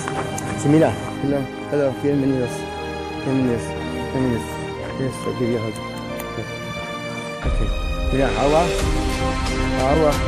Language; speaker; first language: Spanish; non-native, learner; English